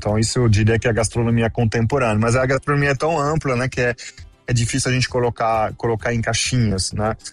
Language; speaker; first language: Portuguese; non-native, fluent; French